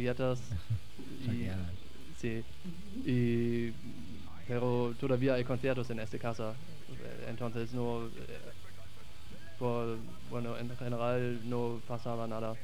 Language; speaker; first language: Spanish; non-native, fluent; German